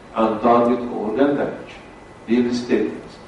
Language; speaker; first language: English; non-native, fluent; Arabic